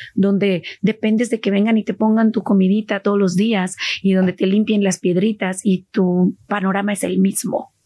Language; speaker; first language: Spanish; native; Spanish